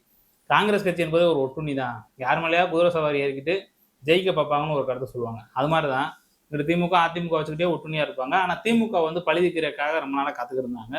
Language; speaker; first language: Tamil; native; Tamil